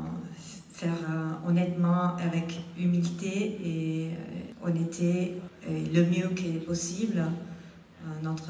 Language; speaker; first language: French; non-native, fluent; Italian